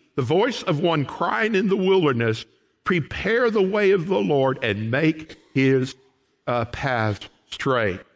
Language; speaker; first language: English; native; English